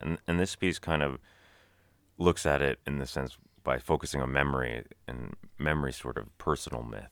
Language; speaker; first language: English; native; English